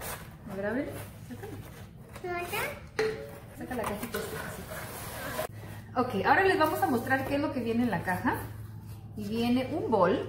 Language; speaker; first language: Spanish; native; Spanish